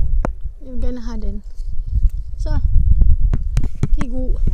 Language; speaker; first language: Danish; non-native, learner; Filipino